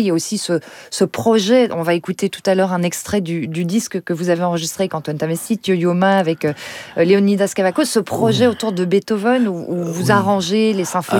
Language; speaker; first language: French; native; French